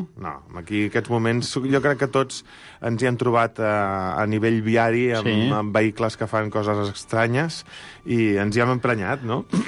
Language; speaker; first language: Catalan; native; Catalan